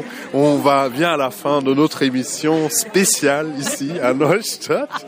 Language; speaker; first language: French; non-native, fluent; German